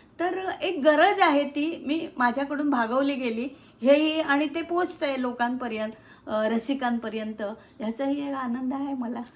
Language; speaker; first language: Marathi; native; Marathi